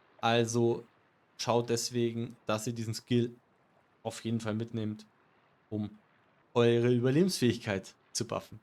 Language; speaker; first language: German; native; German